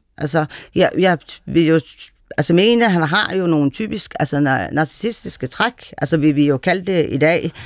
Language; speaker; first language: Danish; early bilingual, other home language; Persian